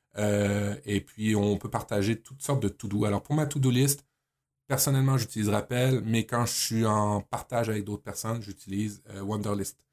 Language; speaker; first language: French; native; French